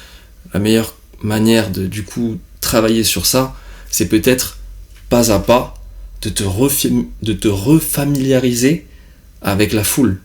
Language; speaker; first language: French; native; French